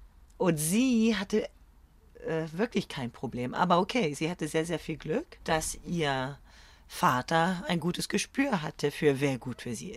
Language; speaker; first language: German; early bilingual, other home language; French